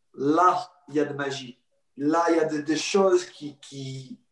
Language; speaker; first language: French; non-native, fluent; English